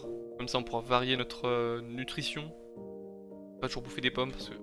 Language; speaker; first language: French; native; French